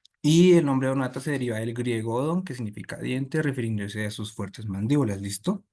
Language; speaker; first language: Spanish; native; Spanish